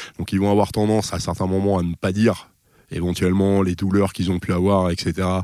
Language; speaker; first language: French; native; French